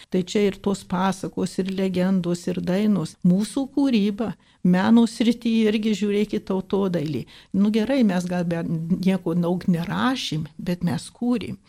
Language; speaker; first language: Lithuanian; early bilingual, heritage; Lithuanian